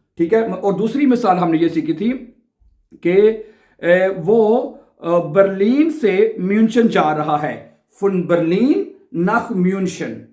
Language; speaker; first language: Urdu; non-native, local second language; Punjabi